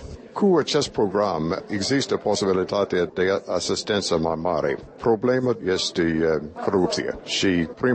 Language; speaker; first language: Romanian; non-native, fluent; English